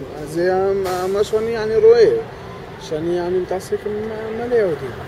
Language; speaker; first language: Hebrew; non-native, local second language; Arabic